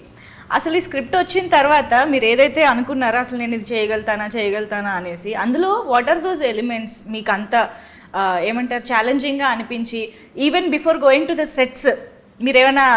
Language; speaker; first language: Telugu; native; Telugu